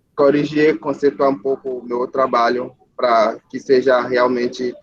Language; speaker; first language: Portuguese; non-native, fluent; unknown